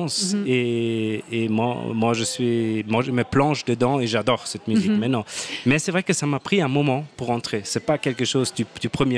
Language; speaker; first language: French; non-native, fluent; German